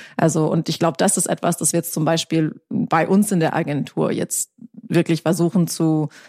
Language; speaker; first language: German; non-native, fluent; English